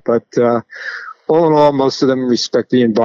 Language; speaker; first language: English; native; English